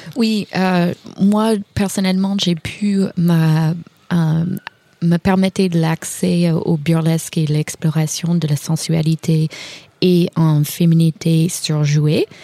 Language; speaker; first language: French; non-native, fluent; English